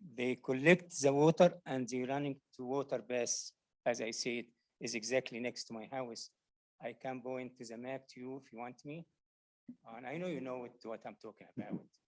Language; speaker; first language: English; non-native, learner; Arabic